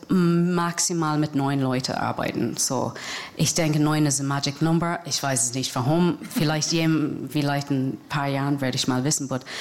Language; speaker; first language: German; non-native, learner; English